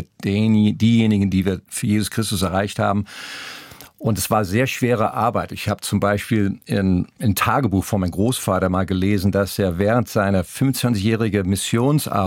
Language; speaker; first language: German; native; German